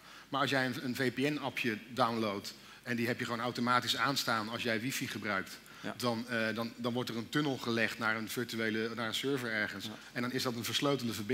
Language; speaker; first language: Dutch; native; Dutch